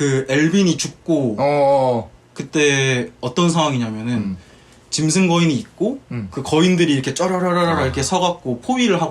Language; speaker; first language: Korean; native; Korean